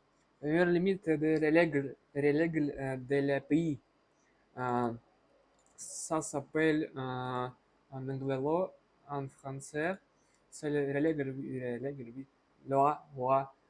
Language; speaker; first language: French; non-native, learner; Russian